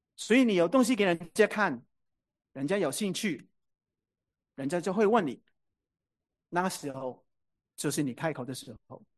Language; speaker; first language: Chinese; non-native, local second language; Cantonese